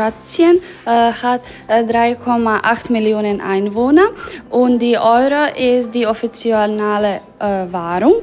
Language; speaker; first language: German; non-native, learner; Croatian